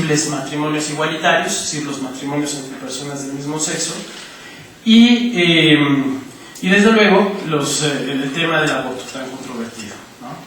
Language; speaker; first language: Spanish; native; Spanish